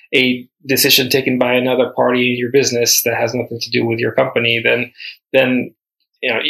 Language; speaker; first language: English; early bilingual, other home language; Spanish